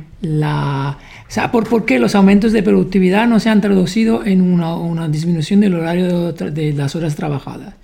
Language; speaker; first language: Spanish; non-native, fluent; Italian